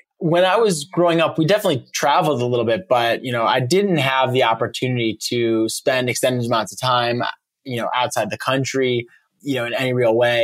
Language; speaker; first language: English; native; English